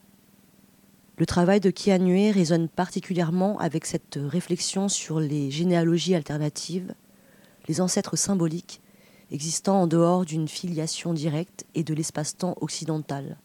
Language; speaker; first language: French; native; French